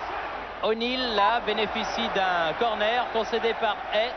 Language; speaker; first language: French; native; French